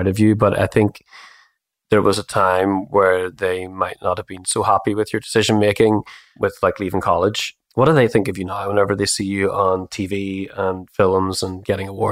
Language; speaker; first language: English; native; English